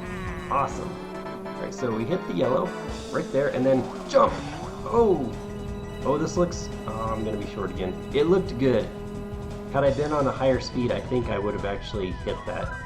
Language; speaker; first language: English; native; English